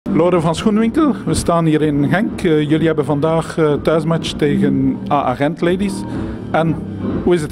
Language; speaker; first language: Dutch; native; Dutch